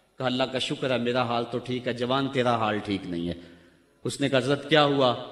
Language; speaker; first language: Urdu; non-native, local second language; Punjabi